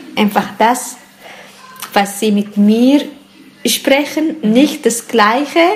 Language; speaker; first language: German; non-native, learner; Tigrinya